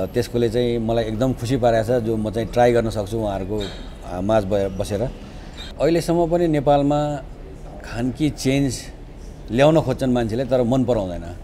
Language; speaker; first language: Nepali; native; Nepali